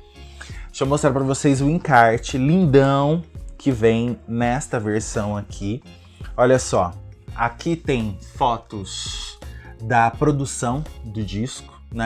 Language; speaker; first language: Portuguese; native; Portuguese